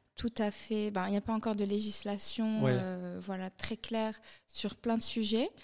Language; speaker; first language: French; non-native, local second language; Arabic